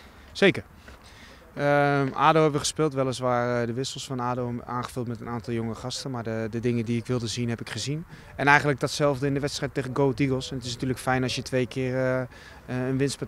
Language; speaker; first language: Dutch; native; Dutch